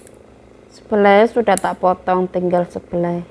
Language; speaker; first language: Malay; non-native, local second language; Javanese